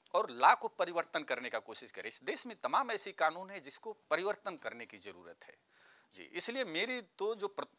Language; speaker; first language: Hindi; native; Hindi